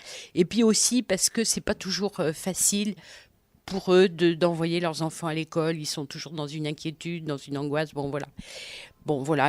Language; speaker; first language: French; native; French